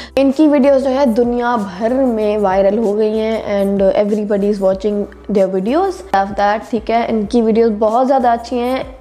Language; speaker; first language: Urdu; native; Urdu